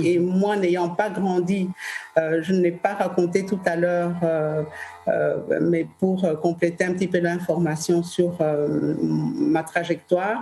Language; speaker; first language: French; early bilingual, other home language; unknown